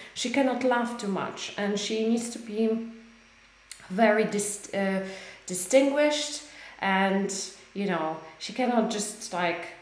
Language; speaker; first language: English; non-native, fluent; Polish